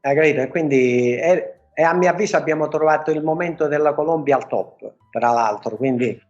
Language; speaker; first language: Italian; native; Italian